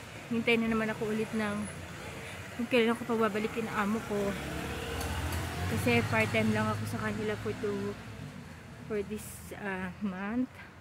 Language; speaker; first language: Filipino; native; Filipino